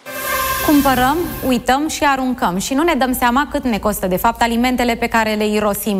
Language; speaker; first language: Romanian; native; Romanian